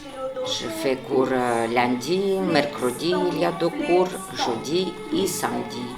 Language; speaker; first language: French; non-native, fluent; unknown